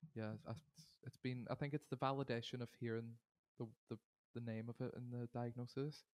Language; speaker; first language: English; native; English